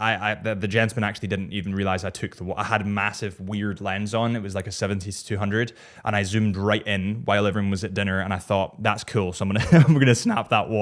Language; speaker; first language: English; native; English